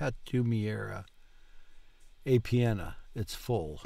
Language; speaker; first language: Italian; non-native, learner; English